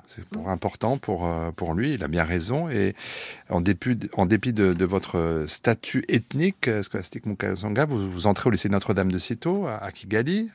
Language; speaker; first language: French; native; French